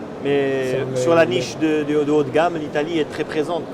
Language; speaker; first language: French; non-native, local second language; Arabic